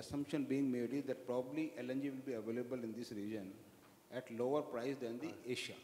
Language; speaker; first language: English; non-native, learner; Azerbaijani